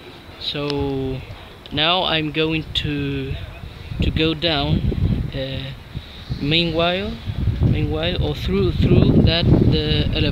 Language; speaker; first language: English; non-native, learner; Spanish